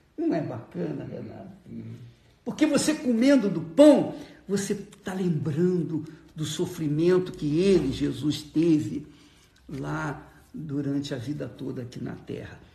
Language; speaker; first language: Portuguese; native; Portuguese